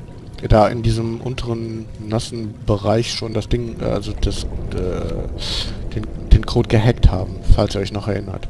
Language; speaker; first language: German; native; German